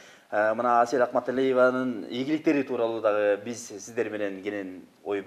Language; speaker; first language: Kyrgyz; native; Kyrgyz